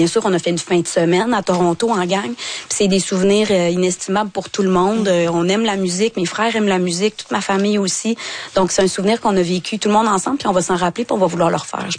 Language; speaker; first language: French; native; French